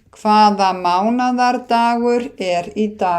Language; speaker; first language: Icelandic; non-native, fluent; Thai